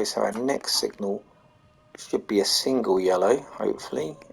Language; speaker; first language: English; native; English